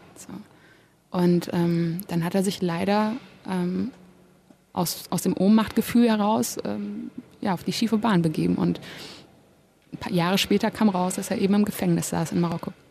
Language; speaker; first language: German; native; German